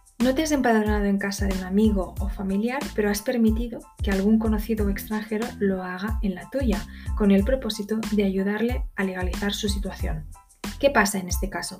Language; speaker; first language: Spanish; native; Spanish